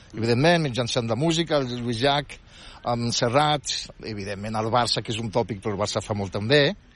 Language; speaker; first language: Catalan; non-native, fluent; Riffian